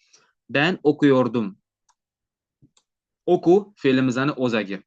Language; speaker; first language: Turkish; non-native, fluent; Uzbek